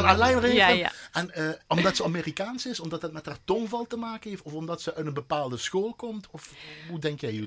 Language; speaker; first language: Dutch; native; Dutch